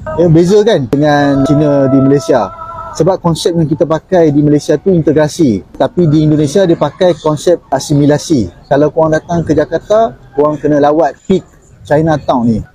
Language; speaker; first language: Malay; native; Malay